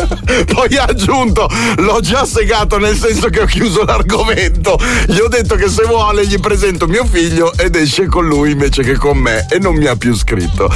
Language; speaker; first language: Italian; native; Italian